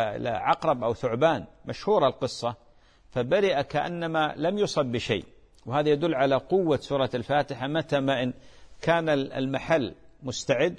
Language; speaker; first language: Arabic; native; Arabic